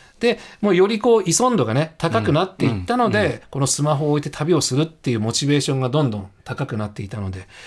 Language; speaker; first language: Japanese; native; Japanese